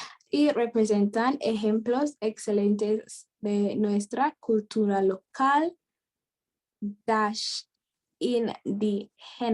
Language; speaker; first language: Spanish; non-native, fluent; English